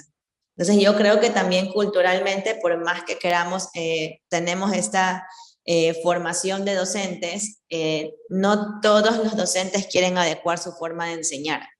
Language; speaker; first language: Spanish; native; Spanish